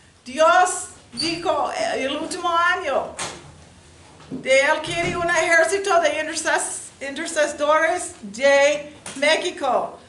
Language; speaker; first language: Spanish; non-native, learner; English